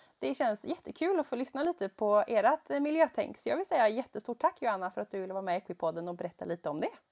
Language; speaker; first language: Swedish; native; Swedish